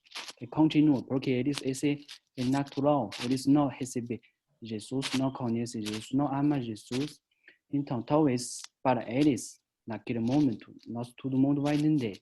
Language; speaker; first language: Portuguese; non-native, learner; Chinese